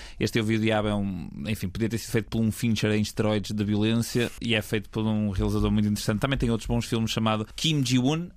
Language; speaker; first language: Portuguese; native; Portuguese